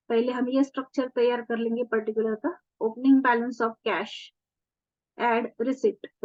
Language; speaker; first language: Hindi; non-native, local second language; Marathi